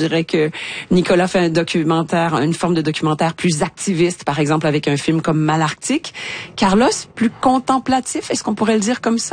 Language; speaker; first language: French; native; French